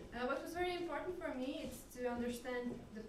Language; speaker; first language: English; non-native, learner; French